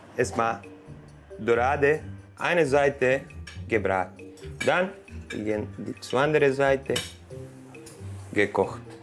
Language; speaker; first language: German; non-native, fluent; Croatian